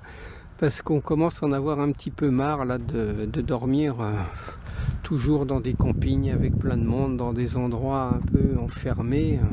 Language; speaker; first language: French; native; French